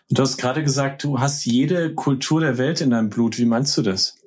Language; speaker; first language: German; native; German